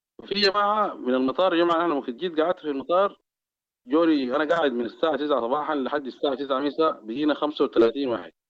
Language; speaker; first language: Arabic; native; Arabic